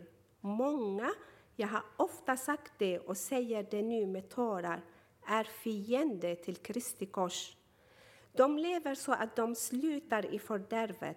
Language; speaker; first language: Swedish; non-native, fluent; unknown